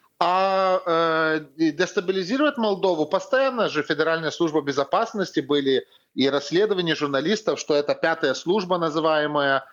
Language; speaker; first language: Russian; non-native, fluent; Lithuanian